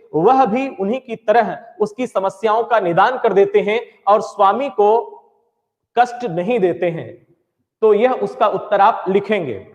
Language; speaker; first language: Hindi; native; Hindi